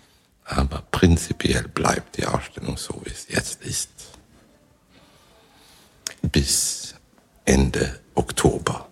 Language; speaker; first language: German; non-native, fluent; Swedish